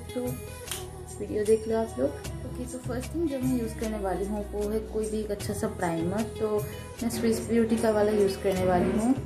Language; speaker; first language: Hindi; non-native, local second language; Bangla